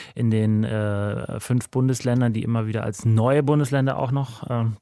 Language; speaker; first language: German; native; German